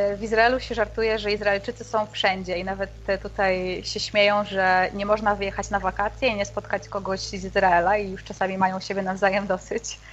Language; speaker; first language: Polish; native; Polish